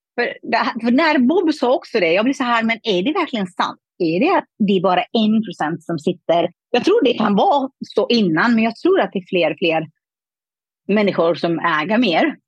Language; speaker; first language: Swedish; non-native, fluent; Persian